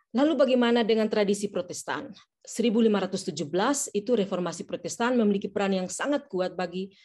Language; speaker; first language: Indonesian; native; Indonesian